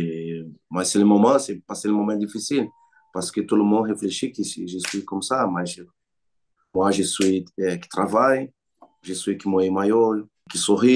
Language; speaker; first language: French; non-native, learner; Portuguese